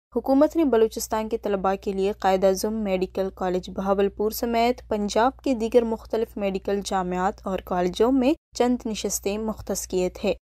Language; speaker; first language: Urdu; non-native, local second language; Baluchi